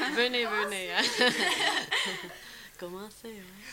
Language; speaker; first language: French; non-native, fluent; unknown